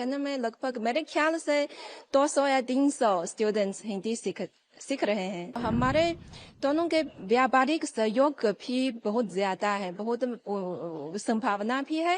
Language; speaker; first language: Hindi; non-native, fluent; Chinese